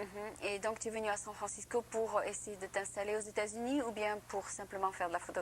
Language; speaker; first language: French; native; French